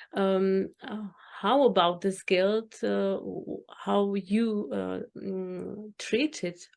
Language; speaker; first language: English; non-native, fluent; Czech